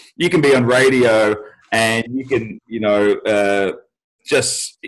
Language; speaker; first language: English; native; English